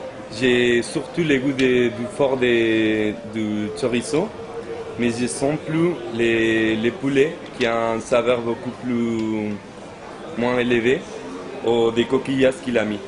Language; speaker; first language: French; non-native, fluent; Spanish